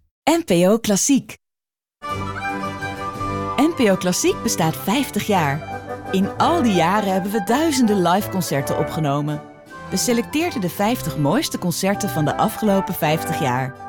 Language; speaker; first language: Dutch; native; Dutch